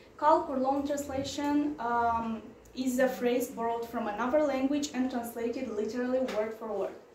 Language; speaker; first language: English; non-native, fluent; Romanian